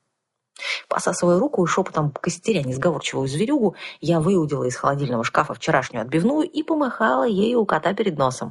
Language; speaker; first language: Russian; native; Russian